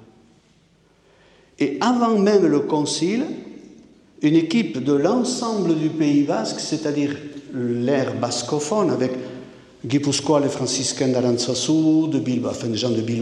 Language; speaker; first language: French; native; French